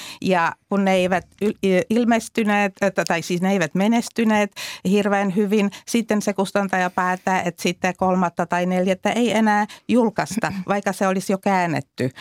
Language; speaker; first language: Finnish; non-native, fluent; Czech